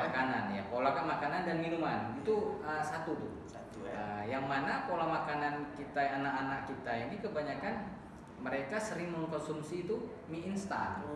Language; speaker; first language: Indonesian; native; Indonesian